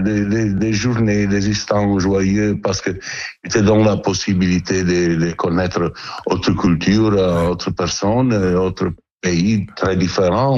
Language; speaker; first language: French; non-native, learner; Italian